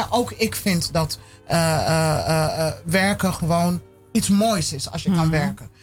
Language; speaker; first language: Dutch; early bilingual, other home language; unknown